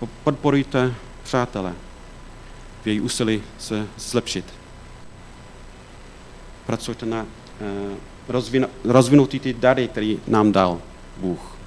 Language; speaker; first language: Czech; non-native, fluent; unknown